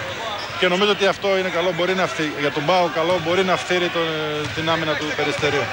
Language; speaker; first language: Greek; native; Greek